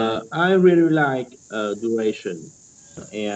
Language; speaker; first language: English; non-native, learner; Vietnamese